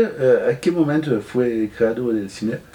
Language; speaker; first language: Spanish; non-native, fluent; French